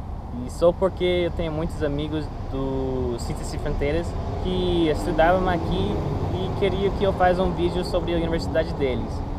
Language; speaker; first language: Portuguese; non-native, learner; English